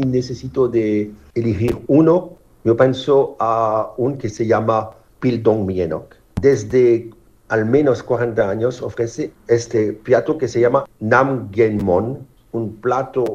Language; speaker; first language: Spanish; non-native, learner; French